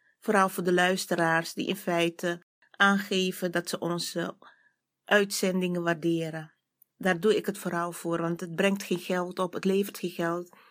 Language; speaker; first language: Dutch; native; Dutch